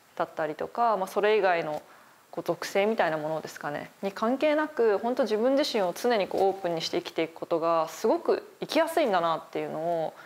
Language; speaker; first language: Japanese; native; Japanese